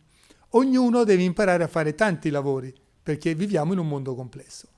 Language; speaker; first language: Italian; native; Italian